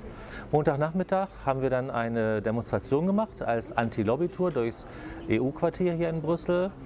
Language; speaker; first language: German; native; German